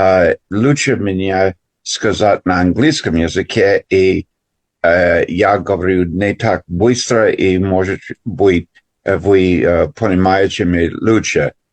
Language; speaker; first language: Russian; non-native, learner; English